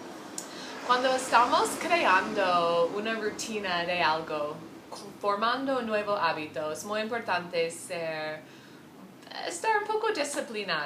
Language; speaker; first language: Spanish; non-native, fluent; English